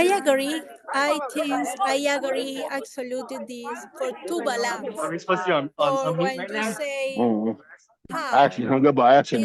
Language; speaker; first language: English; non-native, learner; Spanish